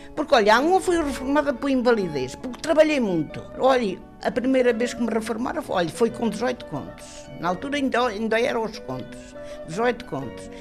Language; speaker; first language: Portuguese; native; Portuguese